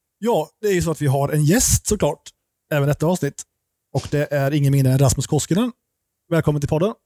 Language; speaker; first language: Swedish; native; Swedish